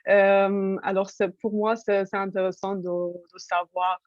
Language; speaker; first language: French; non-native, fluent; Persian